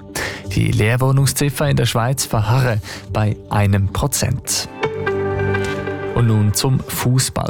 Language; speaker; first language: German; native; German